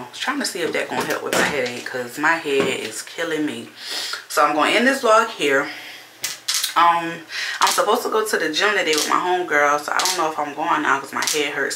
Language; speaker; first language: English; native; English